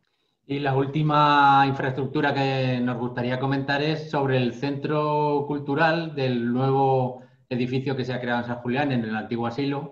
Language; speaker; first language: Spanish; native; Spanish